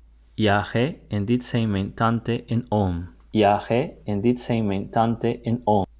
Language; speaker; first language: Dutch; non-native, learner; Spanish